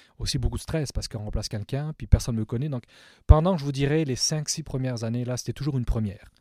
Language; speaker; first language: French; native; French